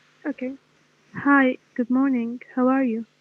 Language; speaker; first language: English; non-native, fluent; Arabic